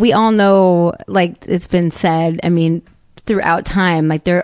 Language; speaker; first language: English; native; English